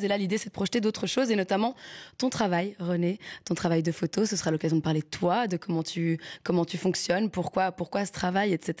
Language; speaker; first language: French; native; French